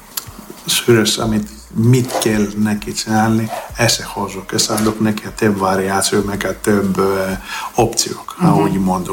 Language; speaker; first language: Hungarian; non-native, learner; Greek